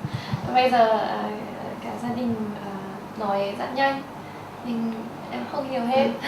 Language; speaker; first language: Vietnamese; non-native, learner; German